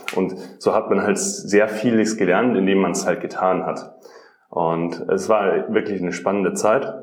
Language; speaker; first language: German; native; German